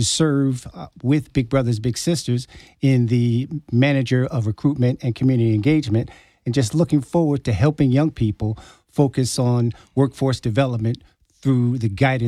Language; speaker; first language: English; native; English